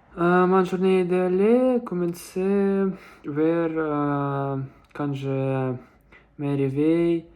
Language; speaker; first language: French; non-native, learner; Russian